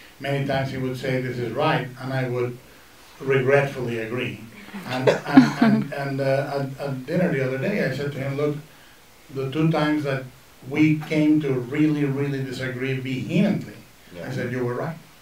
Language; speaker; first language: English; non-native, fluent; Spanish